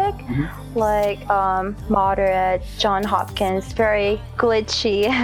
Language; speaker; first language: English; non-native, fluent; Korean